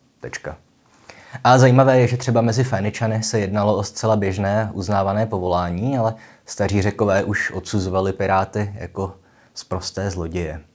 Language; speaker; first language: Czech; native; Czech